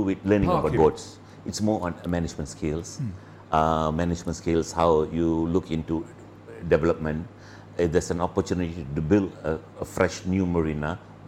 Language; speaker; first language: English; non-native, local second language; Tamil